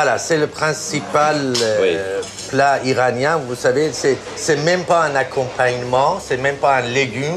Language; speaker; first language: French; non-native, fluent; Persian